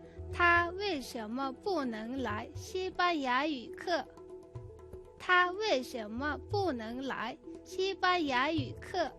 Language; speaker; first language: Chinese; non-native, fluent; Mongolian